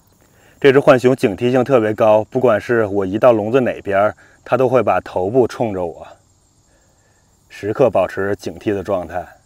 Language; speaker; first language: Chinese; native; Chinese